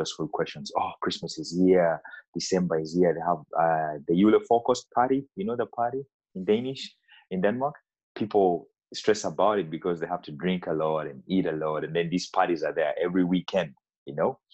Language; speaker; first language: English; non-native, local second language; Ganda